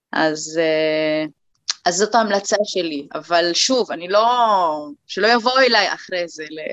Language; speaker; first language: Hebrew; non-native, local second language; Arabic